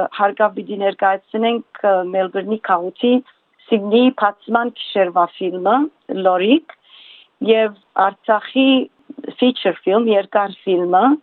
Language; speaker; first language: Armenian; early bilingual, heritage; Armenian